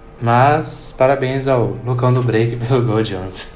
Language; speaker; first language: Portuguese; native; Portuguese